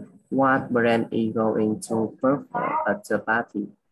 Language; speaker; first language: English; non-native, learner; Vietnamese